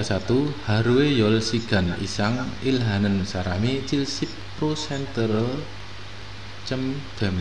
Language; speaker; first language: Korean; non-native, fluent; Indonesian